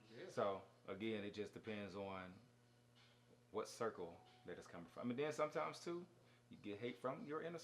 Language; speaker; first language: English; native; English